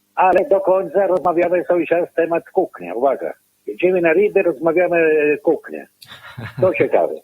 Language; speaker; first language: Polish; non-native, learner; Italian